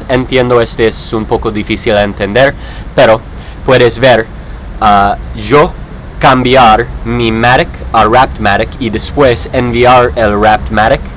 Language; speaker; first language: Spanish; non-native, learner; English